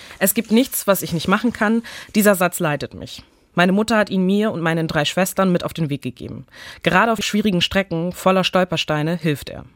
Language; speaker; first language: German; early bilingual, other home language; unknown